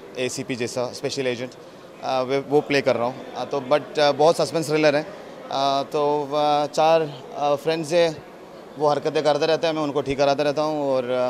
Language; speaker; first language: Hindi; non-native, local second language; Malayalam